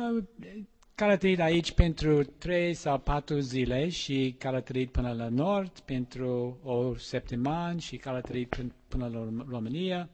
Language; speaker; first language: Romanian; non-native, learner; English